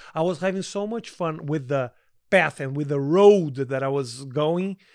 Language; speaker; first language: English; non-native, fluent; Portuguese